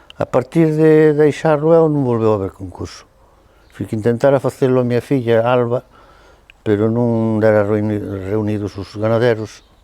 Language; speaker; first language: Galician; native; Galician